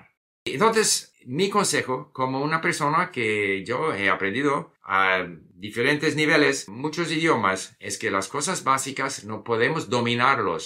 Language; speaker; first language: Spanish; non-native, fluent; English